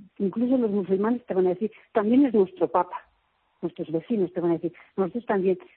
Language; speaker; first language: Spanish; native; Spanish